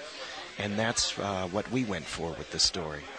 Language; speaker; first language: English; native; English